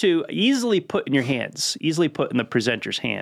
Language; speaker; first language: English; native; English